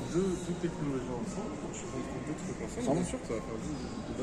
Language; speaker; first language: French; native; French